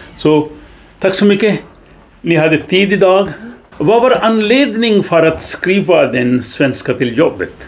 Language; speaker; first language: Swedish; non-native, fluent; Urdu